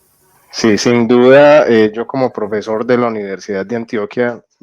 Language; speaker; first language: Spanish; native; Spanish